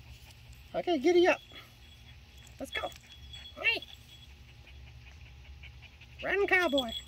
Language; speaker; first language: English; native; English